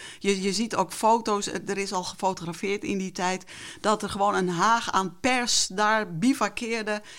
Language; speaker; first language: Dutch; non-native, local second language; Western Frisian